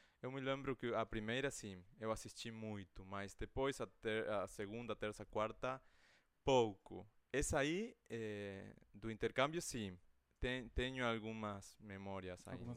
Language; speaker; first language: Portuguese; non-native, fluent; Spanish